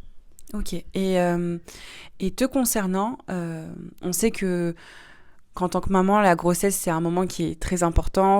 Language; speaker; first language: French; native; French